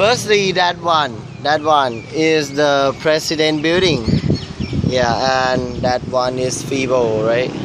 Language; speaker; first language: English; non-native, learner; Thai